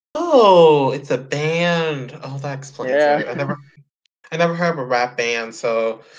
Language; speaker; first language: English; native; English